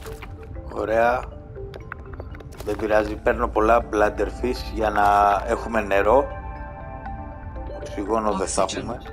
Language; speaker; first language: Greek; native; Greek